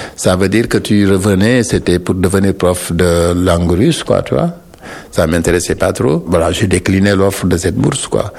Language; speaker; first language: French; non-native, local second language; Wolof